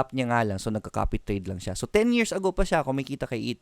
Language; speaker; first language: Filipino; native; Filipino